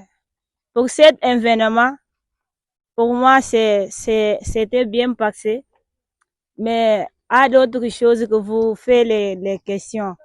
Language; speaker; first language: French; non-native, learner; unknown